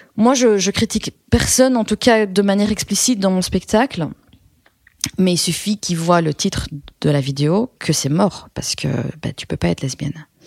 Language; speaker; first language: French; early bilingual, other home language; Persian